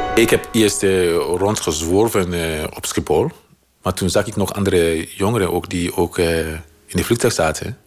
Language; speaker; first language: Dutch; non-native, fluent; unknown